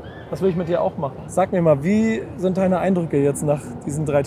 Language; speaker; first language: German; native; German